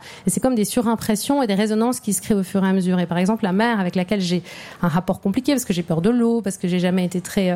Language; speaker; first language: French; native; French